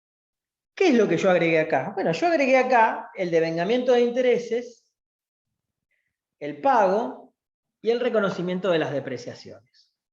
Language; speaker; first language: Spanish; native; Spanish